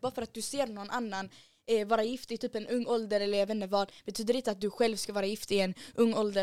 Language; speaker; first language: Swedish; early bilingual, other home language; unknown